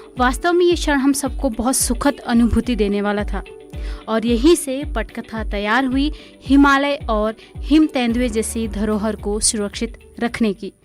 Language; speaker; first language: Hindi; native; Hindi